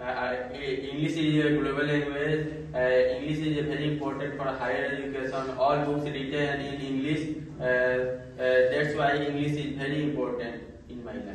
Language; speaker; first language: English; non-native, learner; Hindi